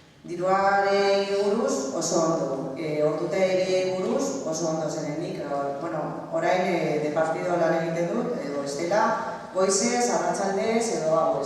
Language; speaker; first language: Basque; non-native, local second language; Spanish